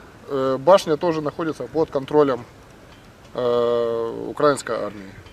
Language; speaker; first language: Russian; native; Russian